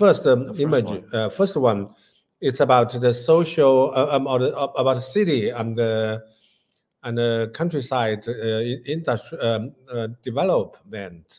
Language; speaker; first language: English; non-native, learner; Chinese